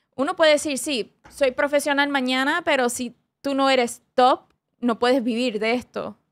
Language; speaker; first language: Spanish; early bilingual, heritage; Spanish